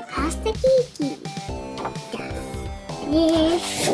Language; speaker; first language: Japanese; early bilingual, heritage; Japanese